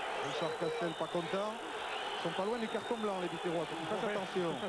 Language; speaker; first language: French; native; French